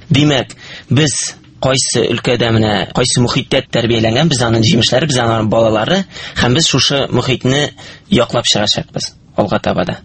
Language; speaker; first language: Tatar; native; Tatar